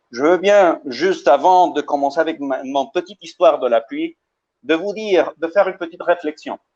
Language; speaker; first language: French; early bilingual, heritage; Spanish